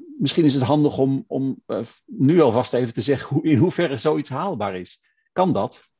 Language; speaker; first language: Dutch; native; Dutch